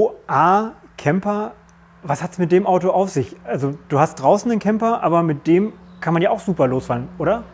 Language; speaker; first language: German; native; German